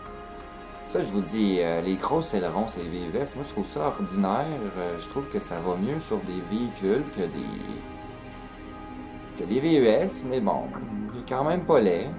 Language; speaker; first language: French; native; French